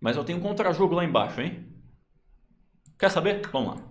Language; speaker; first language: Portuguese; native; Portuguese